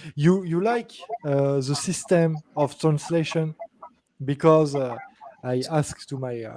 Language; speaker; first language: English; non-native, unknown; French